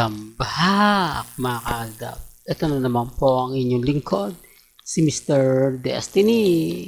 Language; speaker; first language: Filipino; native; Filipino